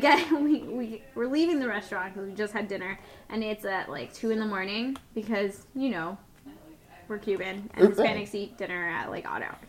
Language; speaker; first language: English; early bilingual, other home language; Spanish